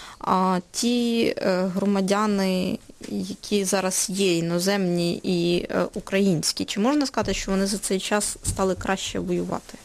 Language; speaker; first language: Ukrainian; native; Ukrainian